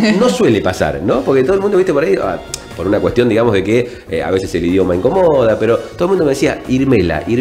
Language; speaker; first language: Spanish; native; Spanish